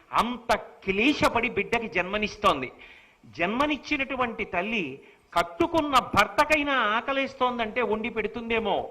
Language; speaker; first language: Telugu; native; Telugu